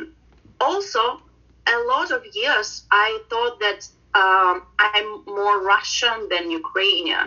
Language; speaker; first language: English; non-native, fluent; Ukrainian